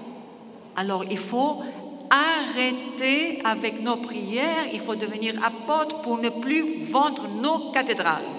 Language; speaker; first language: French; non-native, fluent; Greek